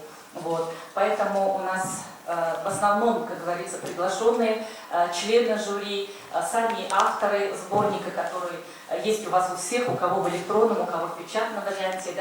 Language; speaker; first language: Russian; native; Russian